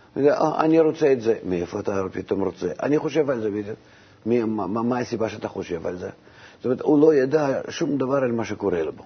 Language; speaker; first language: Hebrew; non-native, fluent; Russian